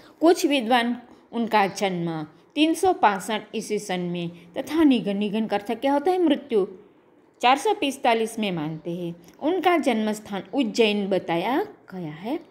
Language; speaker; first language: Hindi; non-native, local second language; Gujarati